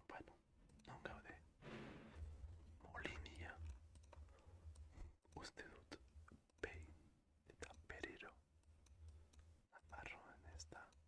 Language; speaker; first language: Basque; non-native, learner; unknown